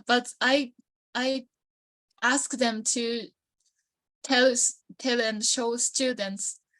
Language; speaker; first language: English; non-native, learner; Japanese